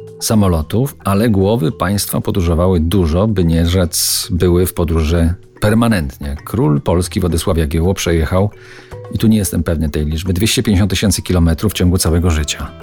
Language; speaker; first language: Polish; native; Polish